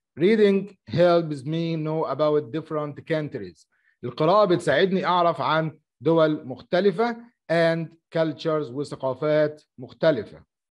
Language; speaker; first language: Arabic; native; Arabic